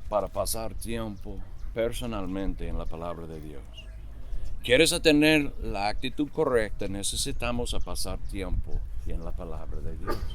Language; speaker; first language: Spanish; non-native, fluent; English